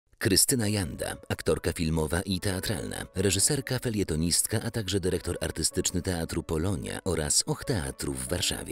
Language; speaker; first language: Polish; native; Polish